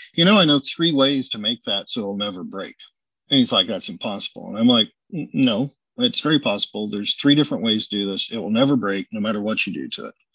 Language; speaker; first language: English; native; English